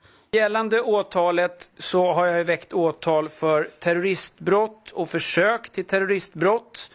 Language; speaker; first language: Swedish; native; Swedish